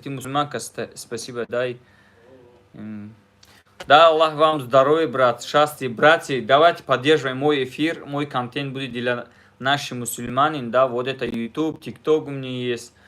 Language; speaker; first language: Russian; non-native, learner; Tajik